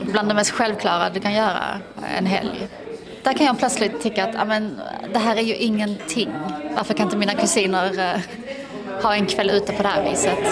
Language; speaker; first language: Swedish; early bilingual, other home language; Persian